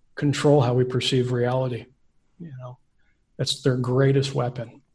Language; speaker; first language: English; native; English